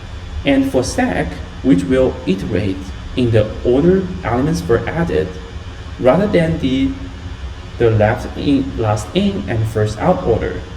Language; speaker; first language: English; non-native, fluent; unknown